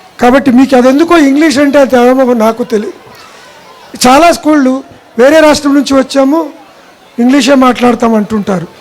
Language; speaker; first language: Telugu; non-native, local second language; Kannada